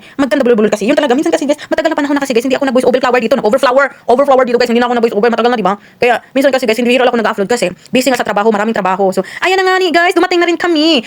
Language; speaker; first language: Filipino; non-native, local second language; Cebuano